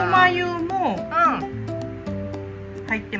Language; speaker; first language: Japanese; non-native, fluent; Korean